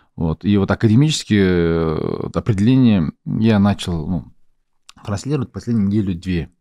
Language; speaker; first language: Russian; non-native, local second language; Kazakh